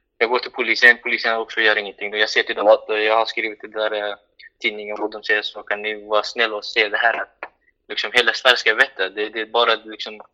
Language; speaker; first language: Swedish; non-native, fluent; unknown